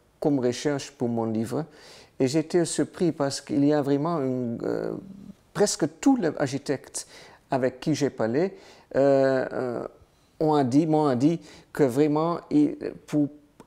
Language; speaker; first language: French; non-native, learner; Dutch